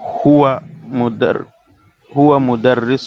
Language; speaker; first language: Arabic; non-native, learner; French